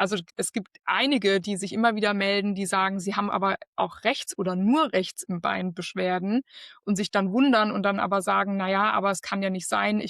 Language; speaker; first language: German; native; German